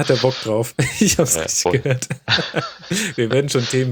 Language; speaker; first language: German; native; German